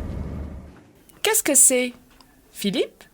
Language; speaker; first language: French; non-native, fluent; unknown